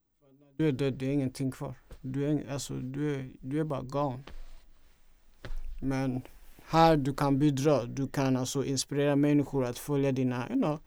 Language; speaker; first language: Swedish; non-native, fluent; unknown